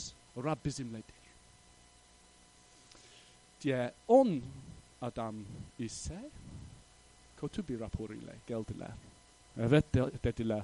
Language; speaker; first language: Turkish; non-native, fluent; English